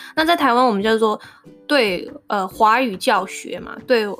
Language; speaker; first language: Chinese; non-native, local second language; Min Nan Chinese